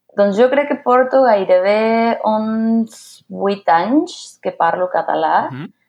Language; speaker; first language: Catalan; non-native, fluent; Spanish